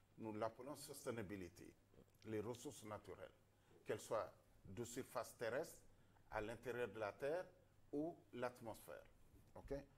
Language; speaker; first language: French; non-native, local second language; Wolof